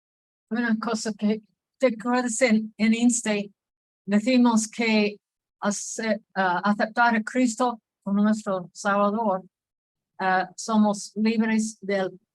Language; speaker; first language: Spanish; non-native, fluent; English